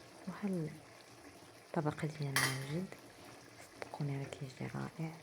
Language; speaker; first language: Arabic; native; Arabic